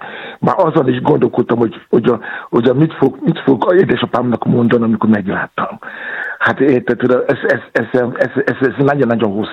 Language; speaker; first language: Hungarian; non-native, fluent; Yoruba